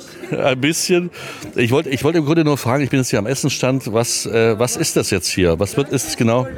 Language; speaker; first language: German; native; German